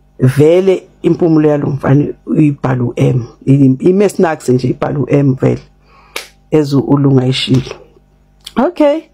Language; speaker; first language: Zulu; native; Zulu